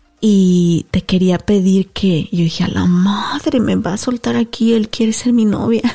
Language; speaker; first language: Spanish; native; Spanish